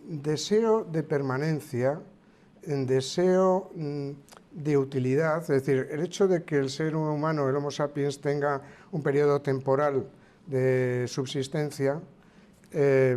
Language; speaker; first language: Spanish; native; Spanish